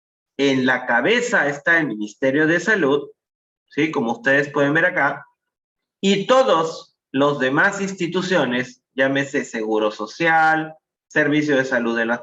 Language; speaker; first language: Spanish; native; Spanish